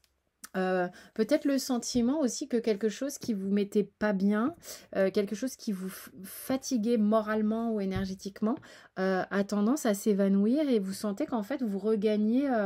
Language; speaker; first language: French; native; French